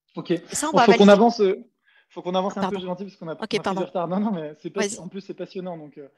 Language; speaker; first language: French; native; French